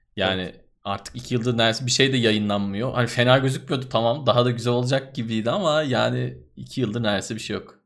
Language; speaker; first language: Turkish; native; Turkish